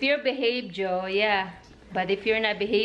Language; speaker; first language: English; non-native, learner; Filipino